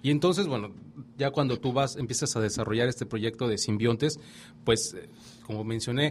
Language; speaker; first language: Spanish; native; Spanish